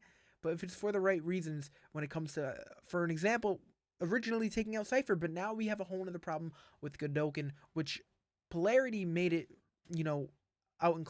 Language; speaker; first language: English; native; English